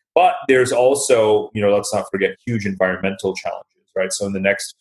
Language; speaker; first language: English; native; English